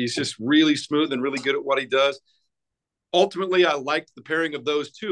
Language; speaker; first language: English; native; English